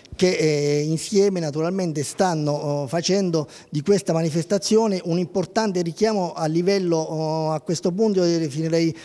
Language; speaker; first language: Italian; native; Italian